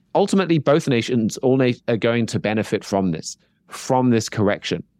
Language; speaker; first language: English; native; English